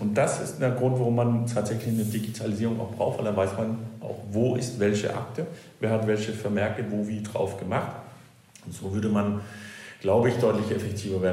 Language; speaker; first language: German; non-native, fluent; Danish